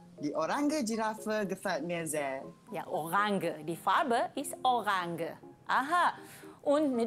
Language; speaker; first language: German; non-native, learner; Malay